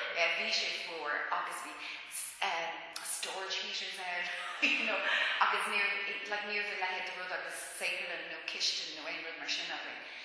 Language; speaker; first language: Irish; non-native, local second language; English